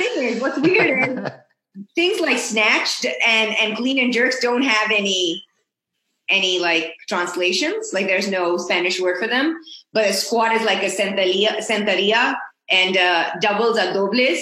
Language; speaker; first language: English; non-native, local second language; Urdu